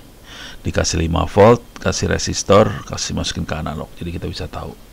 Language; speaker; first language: Indonesian; native; Indonesian